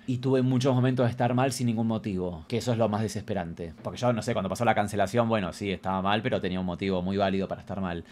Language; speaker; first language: Spanish; native; Spanish